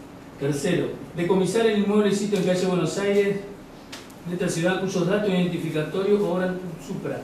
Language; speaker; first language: Spanish; native; Spanish